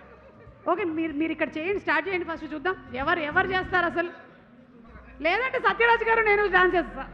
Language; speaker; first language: Telugu; native; Telugu